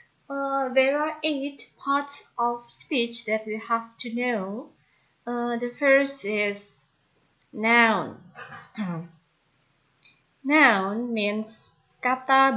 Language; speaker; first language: English; non-native, fluent; Indonesian